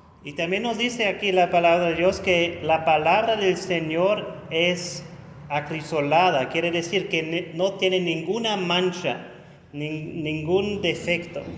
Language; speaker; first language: Spanish; non-native, fluent; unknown